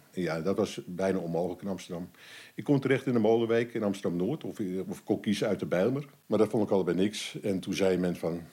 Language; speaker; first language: Dutch; native; Dutch